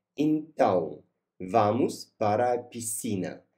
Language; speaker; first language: Portuguese; non-native, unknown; Russian